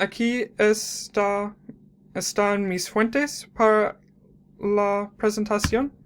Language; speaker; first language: Spanish; non-native, learner; English